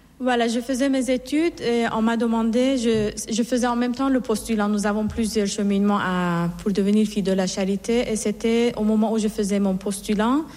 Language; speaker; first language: French; non-native, fluent; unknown